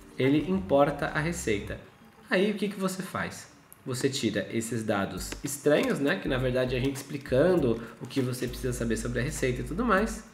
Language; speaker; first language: Portuguese; native; Portuguese